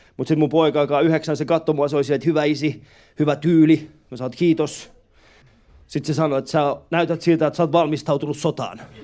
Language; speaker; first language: Finnish; early bilingual, other home language; Persian